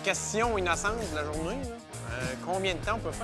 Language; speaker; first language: French; native; French